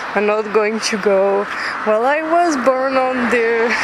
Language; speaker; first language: English; non-native, fluent; French